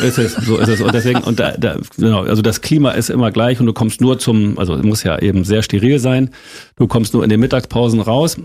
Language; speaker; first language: German; native; German